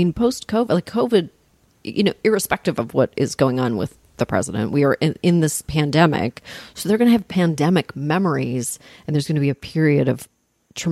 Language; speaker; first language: English; native; English